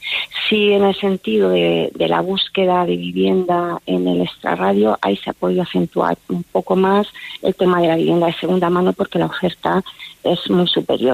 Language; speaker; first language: Spanish; native; Spanish